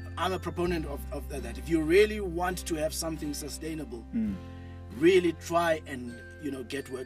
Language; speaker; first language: English; non-native, local second language; Xhosa